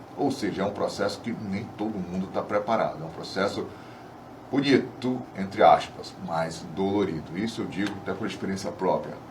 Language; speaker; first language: Portuguese; native; Portuguese